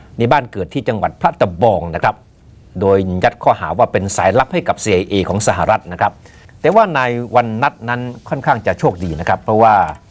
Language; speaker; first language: Thai; native; Thai